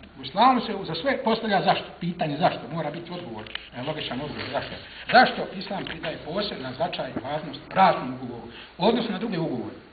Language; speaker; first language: Bosnian; native; Bosnian